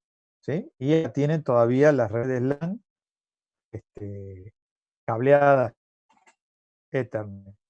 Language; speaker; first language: Spanish; native; Spanish